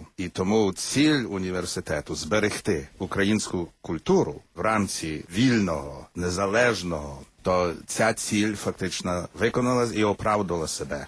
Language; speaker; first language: Ukrainian; early bilingual, heritage; Ukrainian